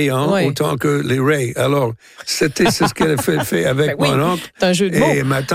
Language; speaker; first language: French; non-native, local second language; English